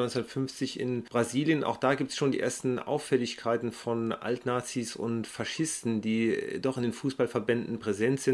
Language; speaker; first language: German; native; German